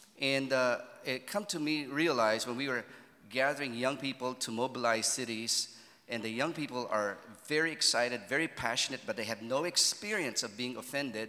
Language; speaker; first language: English; non-native, local second language; Filipino